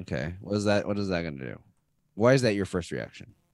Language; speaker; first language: English; native; English